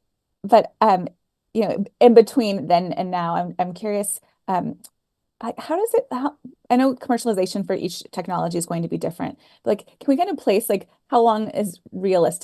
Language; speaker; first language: English; native; English